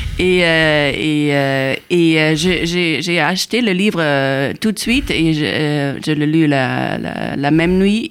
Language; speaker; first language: French; non-native, fluent; German